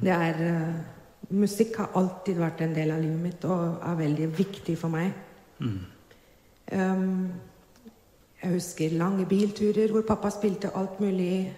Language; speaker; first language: Norwegian; non-native, fluent; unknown